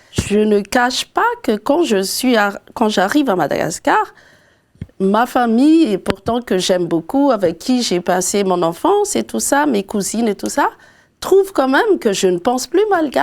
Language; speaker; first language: French; non-native, local second language; Malagasy